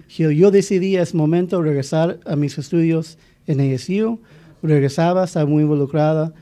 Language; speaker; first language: Spanish; non-native, fluent; English